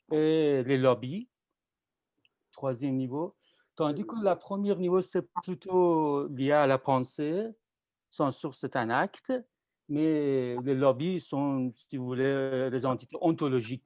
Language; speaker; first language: French; non-native, fluent; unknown